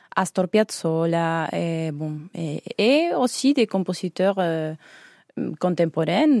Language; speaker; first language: French; non-native, learner; Spanish